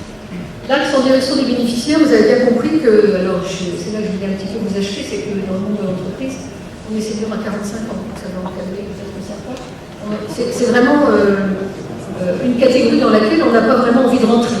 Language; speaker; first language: French; native; French